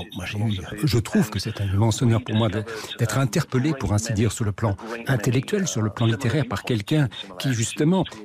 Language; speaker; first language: French; non-native, fluent; English